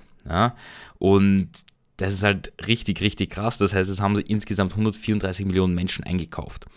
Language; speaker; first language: German; native; German